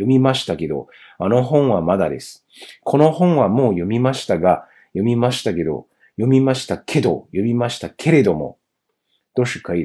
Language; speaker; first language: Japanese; non-native, fluent; Chinese